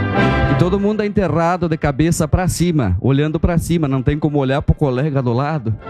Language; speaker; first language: Portuguese; native; Portuguese